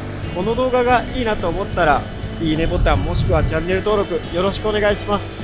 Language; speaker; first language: Japanese; native; Japanese